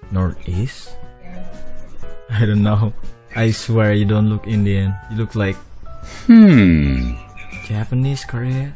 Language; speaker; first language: English; non-native, fluent; Indonesian